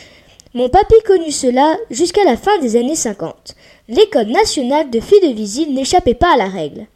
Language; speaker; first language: French; native; French